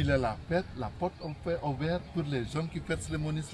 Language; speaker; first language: French; non-native, learner; Indonesian